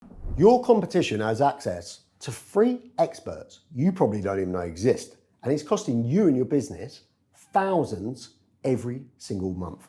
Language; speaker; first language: English; native; English